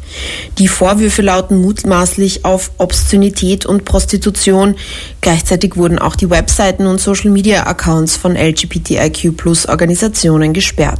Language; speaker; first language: German; native; German